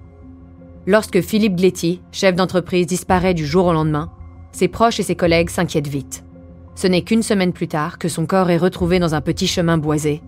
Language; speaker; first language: French; native; French